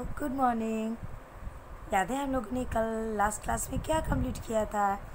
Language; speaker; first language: Hindi; native; Hindi